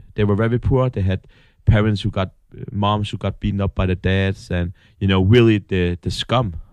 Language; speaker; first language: English; non-native, fluent; Danish